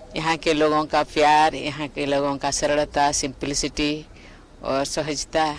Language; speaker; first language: Hindi; non-native, local second language; Santali